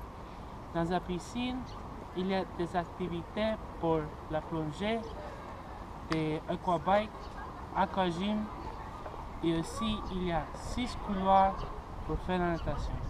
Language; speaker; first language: French; non-native, learner; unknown